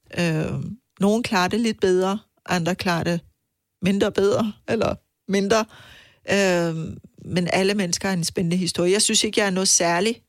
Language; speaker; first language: Danish; non-native, fluent; Persian